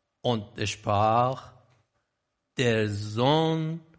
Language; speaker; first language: German; non-native, learner; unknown